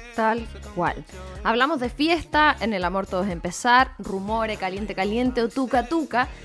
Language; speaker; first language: Spanish; native; Spanish